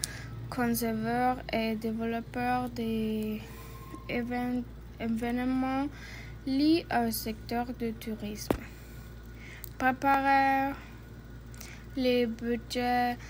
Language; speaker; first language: French; non-native, learner; Spanish